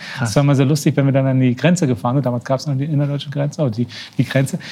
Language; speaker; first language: German; native; German